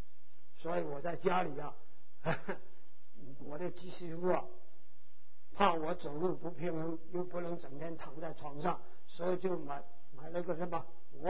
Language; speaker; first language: Chinese; native; Chinese